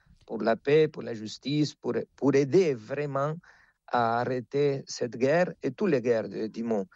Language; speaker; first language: French; non-native, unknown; Spanish